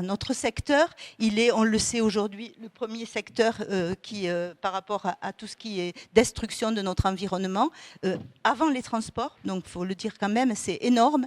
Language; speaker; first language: French; native; French